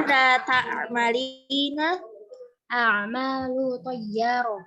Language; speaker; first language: Arabic; non-native, learner; Indonesian